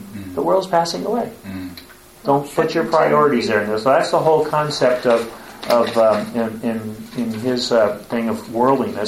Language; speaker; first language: English; native; English